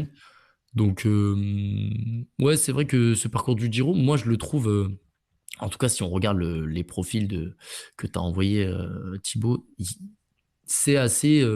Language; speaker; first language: French; native; French